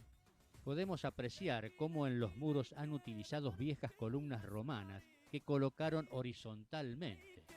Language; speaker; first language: Spanish; native; Spanish